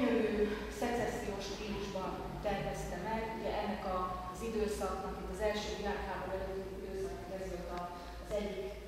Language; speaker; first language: Hungarian; native; Hungarian